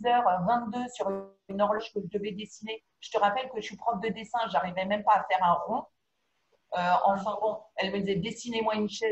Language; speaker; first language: French; native; French